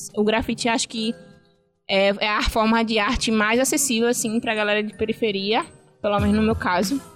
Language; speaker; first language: Portuguese; native; Portuguese